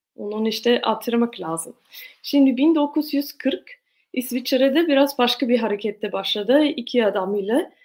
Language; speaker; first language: Turkish; non-native, fluent; German